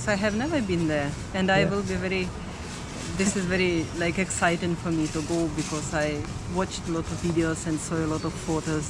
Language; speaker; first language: English; non-native, learner; Russian